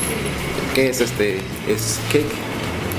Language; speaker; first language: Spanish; non-native, learner; English